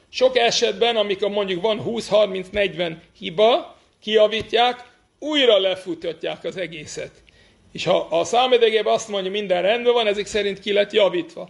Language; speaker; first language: Hungarian; non-native, fluent; English